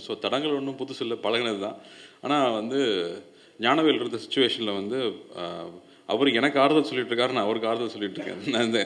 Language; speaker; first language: Tamil; native; Tamil